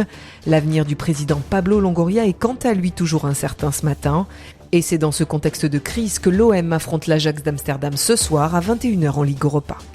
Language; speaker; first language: French; native; French